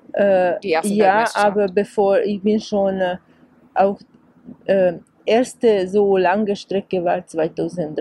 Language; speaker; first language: German; non-native, fluent; Hungarian